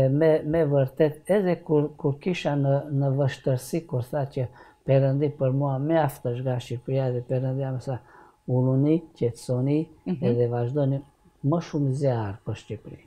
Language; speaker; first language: Albanian; non-native, learner; Hungarian